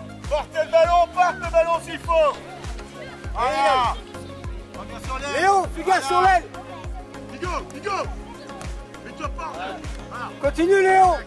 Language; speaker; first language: French; native; French